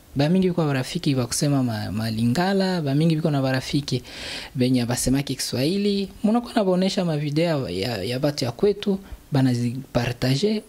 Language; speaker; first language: Swahili; native; Swahili